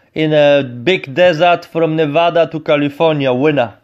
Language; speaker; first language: English; non-native, learner; Polish